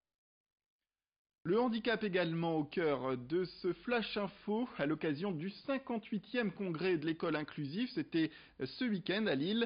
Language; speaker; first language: French; native; French